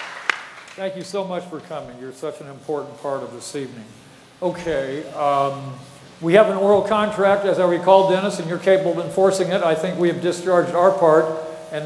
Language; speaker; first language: English; native; English